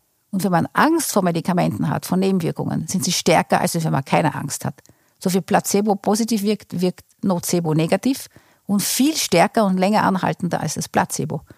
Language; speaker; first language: German; non-native, fluent; Portuguese